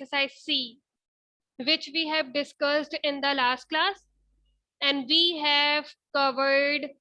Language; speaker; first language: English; non-native, local second language; Urdu